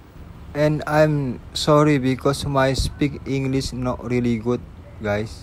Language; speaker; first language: English; non-native, learner; Indonesian